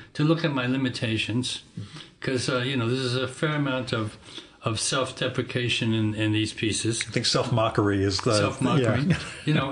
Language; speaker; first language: English; native; English